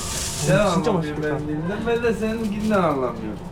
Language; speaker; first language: Turkish; non-native, learner; Korean